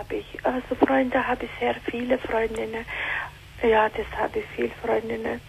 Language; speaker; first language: German; non-native, learner; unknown